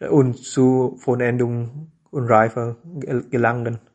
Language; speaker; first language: German; non-native, local second language; Vietnamese